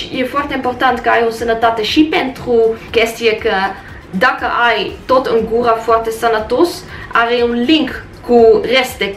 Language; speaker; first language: Romanian; non-native, learner; Dutch